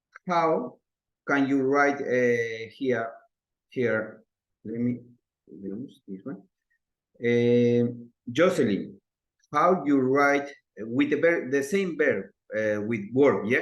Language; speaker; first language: English; non-native, learner; Spanish